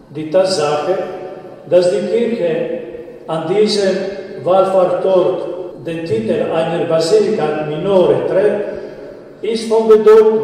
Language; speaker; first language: German; non-native, fluent; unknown